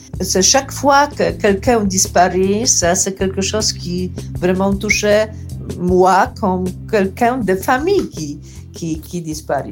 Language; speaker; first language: French; non-native, learner; Polish